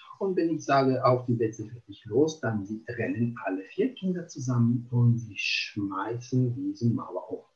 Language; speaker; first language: German; non-native, fluent; Italian